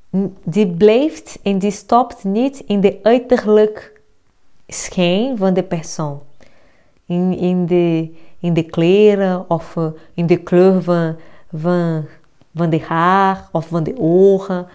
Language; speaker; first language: Dutch; non-native, fluent; Portuguese